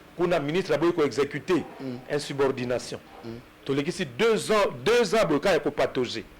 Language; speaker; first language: Lingala; native; Lingala